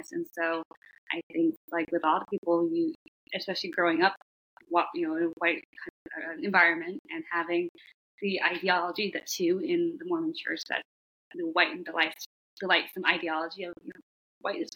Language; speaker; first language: English; native; English